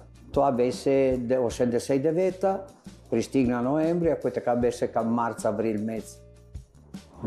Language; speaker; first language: Bulgarian; non-native, learner; Italian